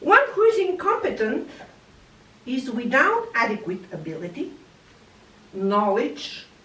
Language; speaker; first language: English; non-native, fluent; Bulgarian